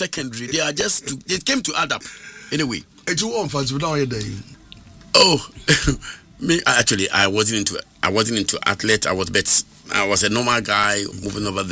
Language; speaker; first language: English; non-native, local second language; Akan